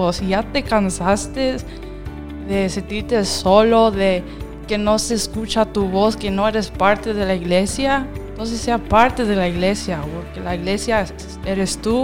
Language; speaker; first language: Spanish; early bilingual, heritage; Spanish